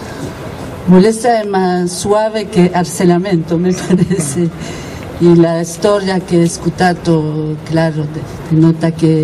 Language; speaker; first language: Italian; non-native, learner; Spanish